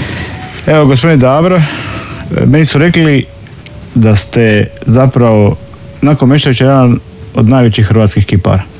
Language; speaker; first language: Serbian; native; Serbian